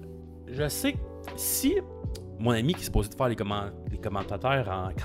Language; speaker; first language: French; native; French